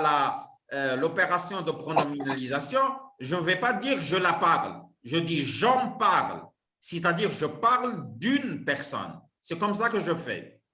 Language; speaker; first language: French; non-native, local second language; Arabic